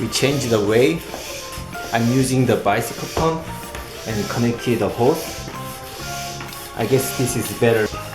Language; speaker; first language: English; non-native, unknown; Korean